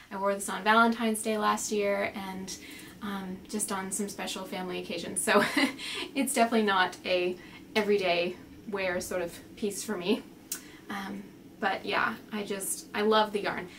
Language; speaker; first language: English; native; English